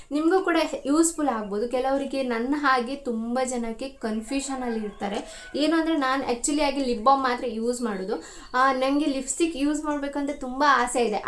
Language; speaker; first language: Kannada; non-native, local second language; Tulu